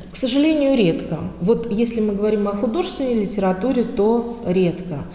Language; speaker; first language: Russian; native; Russian